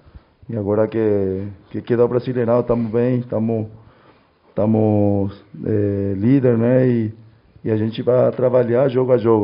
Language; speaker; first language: Portuguese; non-native, fluent; Spanish